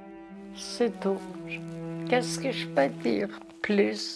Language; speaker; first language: French; non-native, learner; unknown